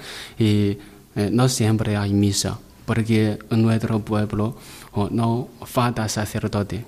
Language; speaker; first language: Spanish; non-native, learner; Chinese